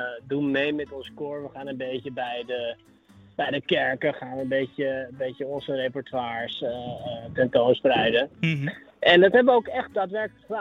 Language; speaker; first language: Dutch; native; Dutch